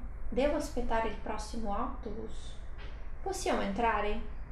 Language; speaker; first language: Italian; non-native, fluent; Portuguese